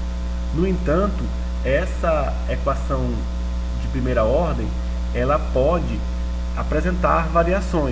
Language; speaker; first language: Portuguese; native; Portuguese